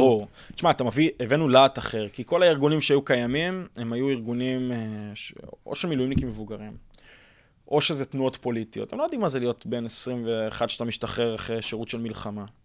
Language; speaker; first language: Hebrew; early bilingual, other home language; English